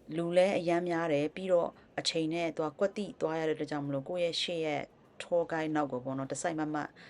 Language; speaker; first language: Burmese; non-native, local second language; Kachin